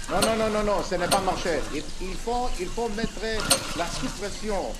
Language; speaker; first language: French; non-native, learner; Hebrew